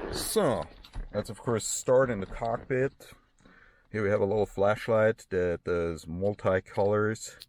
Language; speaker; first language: English; non-native, fluent; German